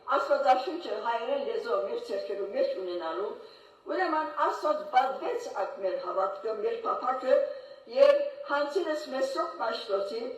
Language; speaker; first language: Armenian; native; Armenian